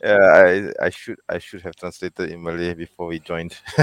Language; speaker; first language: English; non-native, local second language; Malay